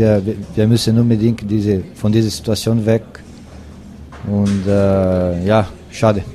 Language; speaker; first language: German; non-native, learner; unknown